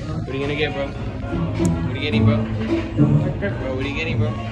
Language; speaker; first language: English; early bilingual, other home language; Spanish